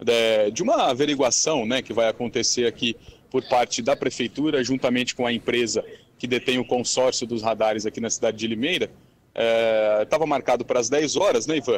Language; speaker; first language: Portuguese; native; Portuguese